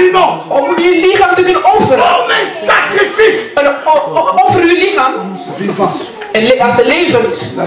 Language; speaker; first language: Dutch; non-native, learner; Lingala